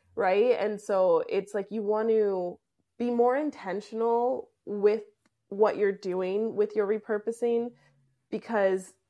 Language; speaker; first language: English; native; English